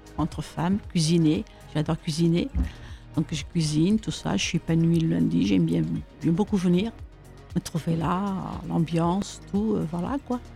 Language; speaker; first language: French; early bilingual, other home language; Portuguese